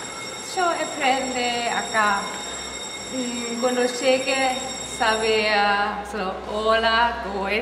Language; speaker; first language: Spanish; non-native, learner; Thai